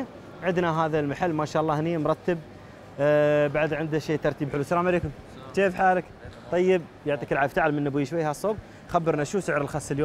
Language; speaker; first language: Arabic; native; Arabic